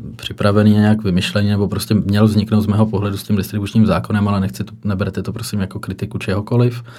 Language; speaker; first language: Czech; native; Czech